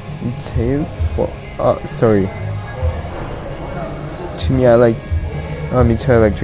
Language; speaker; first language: English; non-native, learner; Russian